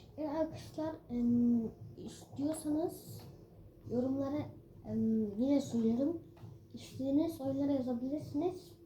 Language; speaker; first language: Turkish; early bilingual, heritage; Turkish